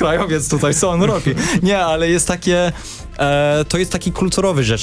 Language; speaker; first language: Polish; non-native, learner; English